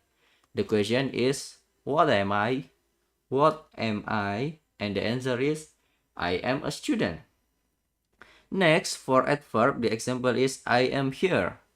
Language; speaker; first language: English; non-native, learner; Indonesian